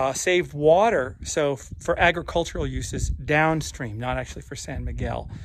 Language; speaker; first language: English; native; English